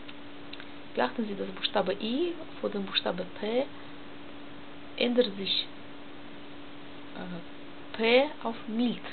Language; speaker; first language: German; non-native, learner; Russian